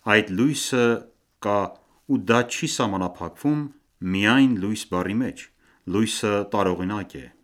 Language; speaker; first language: Armenian; early bilingual, heritage; Armenian